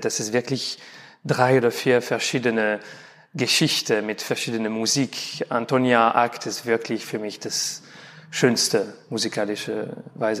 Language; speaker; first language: German; non-native, learner; French